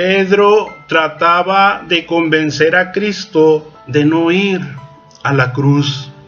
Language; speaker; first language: Spanish; native; Spanish